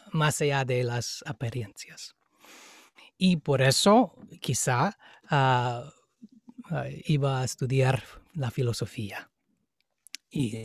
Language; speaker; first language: Spanish; non-native, fluent; English